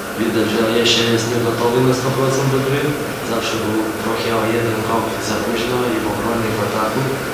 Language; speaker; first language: Polish; non-native, fluent; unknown